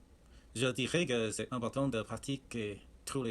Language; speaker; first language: French; non-native, learner; Chinese